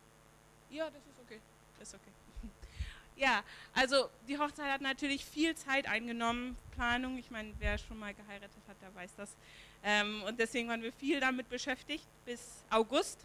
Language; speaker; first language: German; native; German